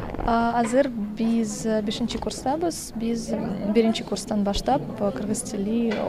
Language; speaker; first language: Kyrgyz; non-native, learner; Russian